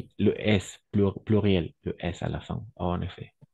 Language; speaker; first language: French; non-native, fluent; Spanish